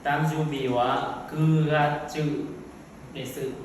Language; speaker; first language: Japanese; non-native, learner; Vietnamese